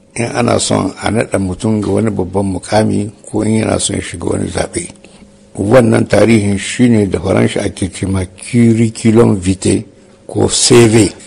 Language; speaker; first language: Hausa; native; Hausa